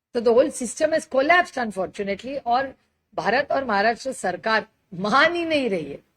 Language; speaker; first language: Hindi; non-native, local second language; Marathi